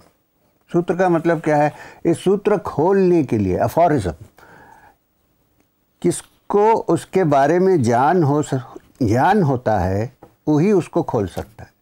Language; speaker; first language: Hindi; non-native, local second language; Malayalam